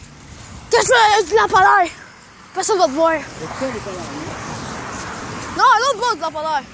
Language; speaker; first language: French; native; French